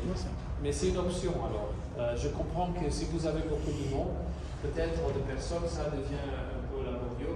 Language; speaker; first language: French; non-native, fluent; Portuguese